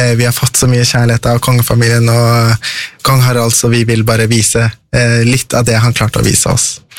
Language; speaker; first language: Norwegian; early bilingual, other home language; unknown